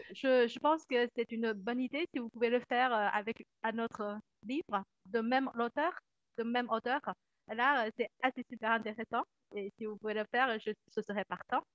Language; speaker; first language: French; non-native, fluent; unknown